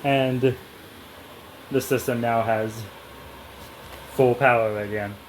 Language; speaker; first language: English; native; English